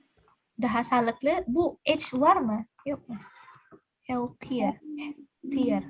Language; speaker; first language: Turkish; non-native, learner; Indonesian